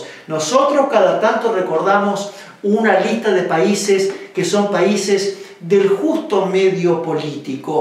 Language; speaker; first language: Spanish; native; Spanish